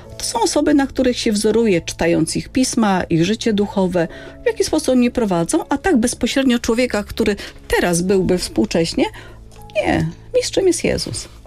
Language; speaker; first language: Polish; native; Polish